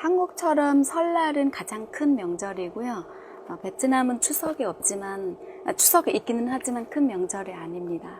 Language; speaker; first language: Korean; non-native, fluent; Vietnamese